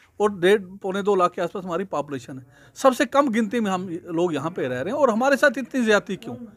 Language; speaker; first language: Hindi; non-native, local second language; Punjabi